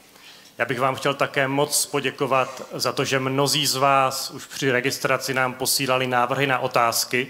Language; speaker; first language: Czech; native; Czech